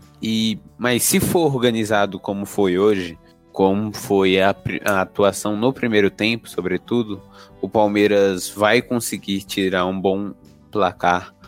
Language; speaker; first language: Portuguese; native; Portuguese